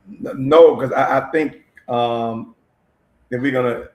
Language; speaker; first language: English; native; English